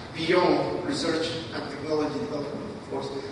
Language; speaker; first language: English; non-native, fluent; Spanish